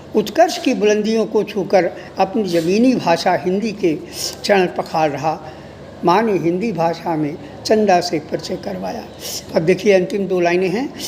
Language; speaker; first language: Hindi; native; Hindi